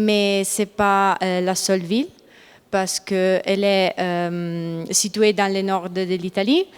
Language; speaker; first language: French; non-native, learner; Italian